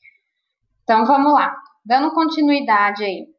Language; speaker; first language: Portuguese; native; Portuguese